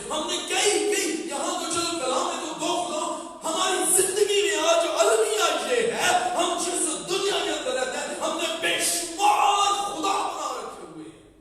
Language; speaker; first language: Urdu; non-native, local second language; Punjabi